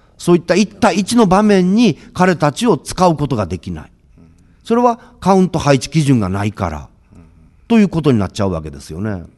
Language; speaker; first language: Japanese; native; Japanese